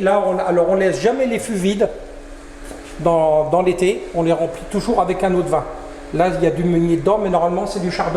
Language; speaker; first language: French; native; French